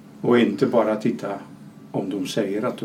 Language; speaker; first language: Swedish; non-native, fluent; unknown